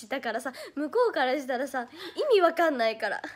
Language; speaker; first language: Japanese; native; Japanese